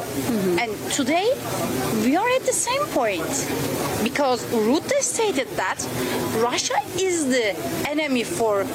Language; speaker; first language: English; non-native, fluent; Turkish